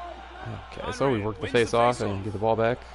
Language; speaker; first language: English; native; English